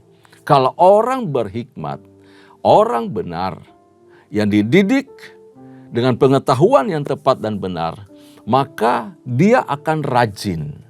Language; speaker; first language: Indonesian; native; Indonesian